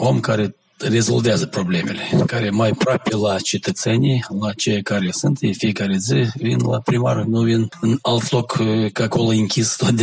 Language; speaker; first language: Romanian; non-native, local second language; Gagauz